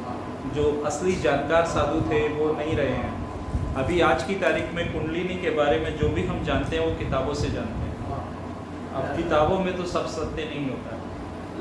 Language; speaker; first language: Hindi; native; Hindi